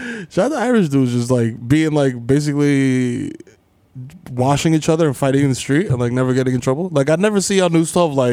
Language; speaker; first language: English; early bilingual, other home language; Spanish